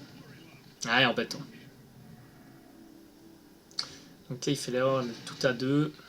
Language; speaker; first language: French; native; French